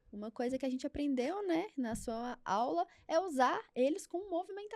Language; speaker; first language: Portuguese; native; Portuguese